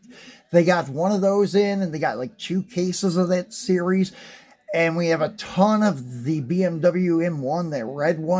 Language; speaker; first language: English; native; English